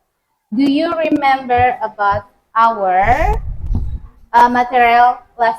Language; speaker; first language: English; non-native, learner; Indonesian